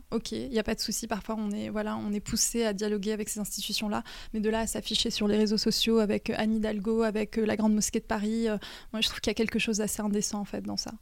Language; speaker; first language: French; native; French